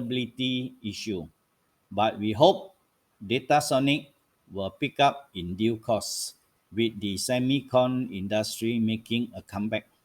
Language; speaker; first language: English; non-native, local second language; Malay